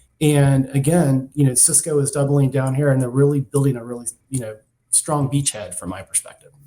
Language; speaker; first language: English; native; English